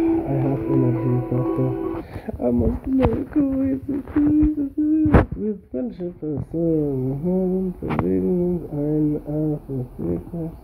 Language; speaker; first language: English; non-native, learner; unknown